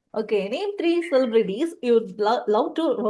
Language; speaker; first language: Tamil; native; Tamil